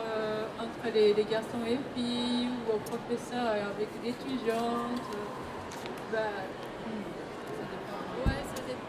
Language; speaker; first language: French; non-native, fluent; Japanese